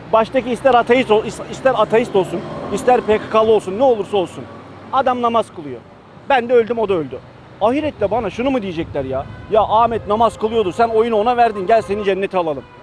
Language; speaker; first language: Turkish; early bilingual, heritage; Turkish